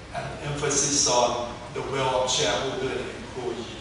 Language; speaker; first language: English; non-native, fluent; Thai